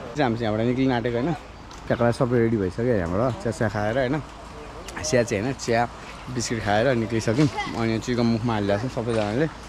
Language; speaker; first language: Nepali; native; Nepali